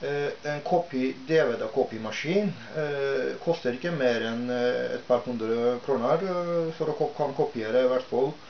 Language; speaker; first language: Norwegian; non-native, fluent; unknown